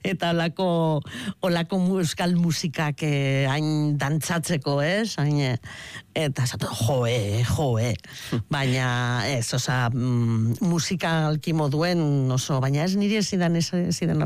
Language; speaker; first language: Basque; native; Basque